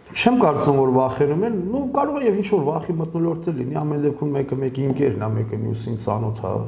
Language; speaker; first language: Armenian; early bilingual, heritage; Armenian